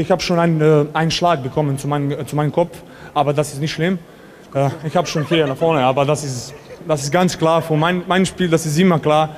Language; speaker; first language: German; non-native, learner; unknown